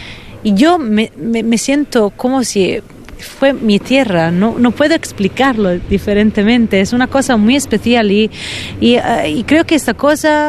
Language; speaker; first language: Spanish; non-native, fluent; Italian